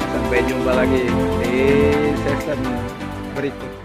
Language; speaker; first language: Indonesian; non-native, local second language; Sundanese